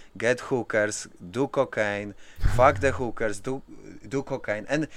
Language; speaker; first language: English; early bilingual, other home language; Polish